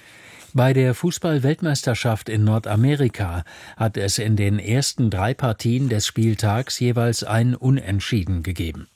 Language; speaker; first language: German; native; German